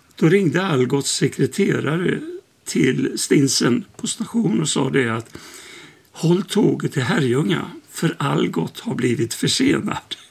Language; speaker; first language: Swedish; native; Swedish